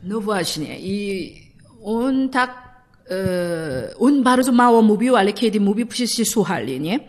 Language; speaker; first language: Polish; non-native, learner; Korean